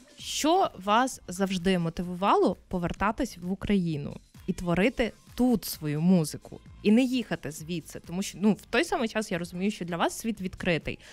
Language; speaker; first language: Ukrainian; native; Ukrainian